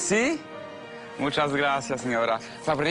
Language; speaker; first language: Spanish; non-native, learner; French